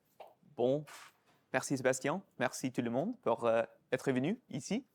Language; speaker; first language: French; non-native, fluent; English